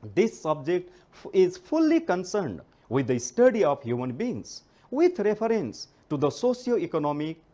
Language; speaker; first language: English; non-native, local second language; Nepali